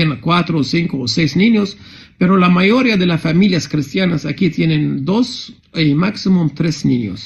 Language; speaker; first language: Spanish; non-native, fluent; Arabic